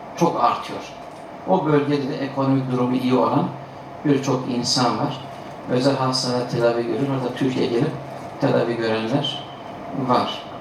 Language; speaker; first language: Turkish; native; Turkish